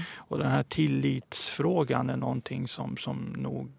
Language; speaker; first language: Swedish; early bilingual, other home language; Persian